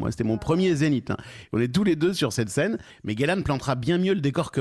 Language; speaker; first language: French; native; French